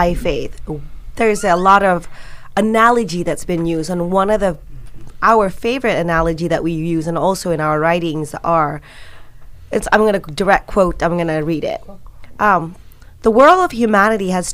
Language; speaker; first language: English; non-native, local second language; Malay